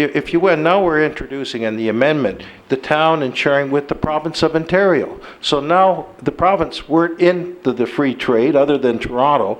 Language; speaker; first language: English; native; English